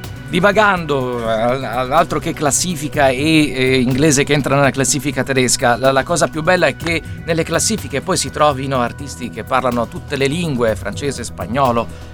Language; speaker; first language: Italian; native; Italian